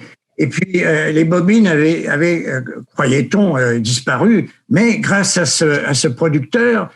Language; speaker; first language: French; native; French